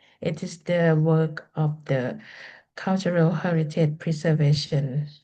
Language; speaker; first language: English; non-native, learner; Lao